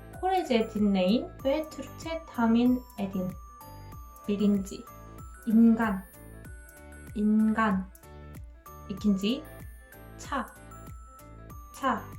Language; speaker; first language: Turkish; non-native, learner; Korean